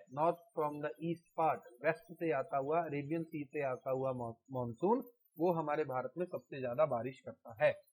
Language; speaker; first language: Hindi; non-native, local second language; Punjabi